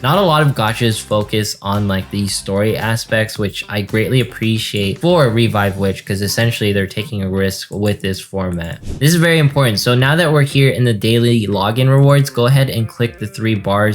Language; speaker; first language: English; native; English